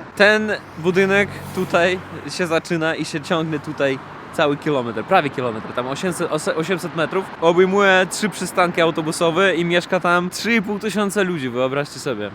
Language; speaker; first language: Polish; non-native, fluent; Russian